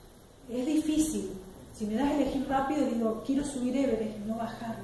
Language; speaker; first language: Spanish; native; Spanish